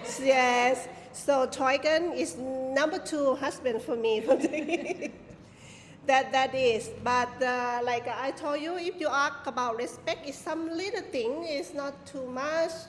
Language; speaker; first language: English; non-native, learner; Thai